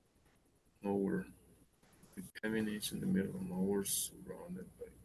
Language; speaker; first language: English; non-native, learner; Spanish